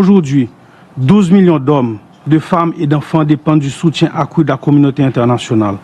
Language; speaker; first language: French; non-native, local second language; Haitian Creole